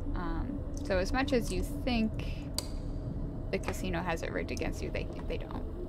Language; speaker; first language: English; native; English